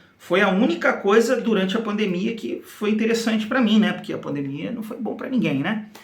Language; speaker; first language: Portuguese; native; Portuguese